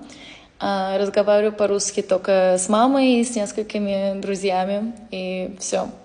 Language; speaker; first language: Russian; early bilingual, heritage; English